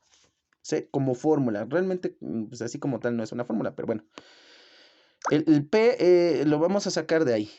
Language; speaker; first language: Spanish; native; Spanish